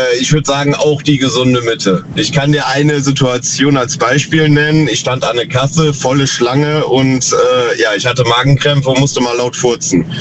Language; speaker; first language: German; native; German